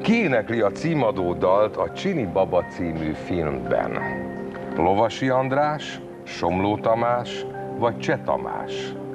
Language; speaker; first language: Hungarian; native; Hungarian